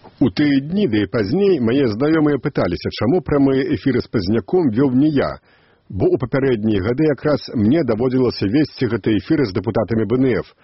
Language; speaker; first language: Belarusian; native; Belarusian